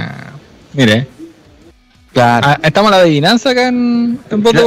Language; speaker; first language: Spanish; native; Spanish